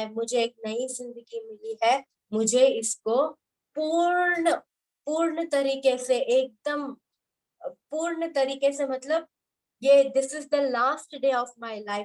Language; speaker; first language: Hindi; native; Hindi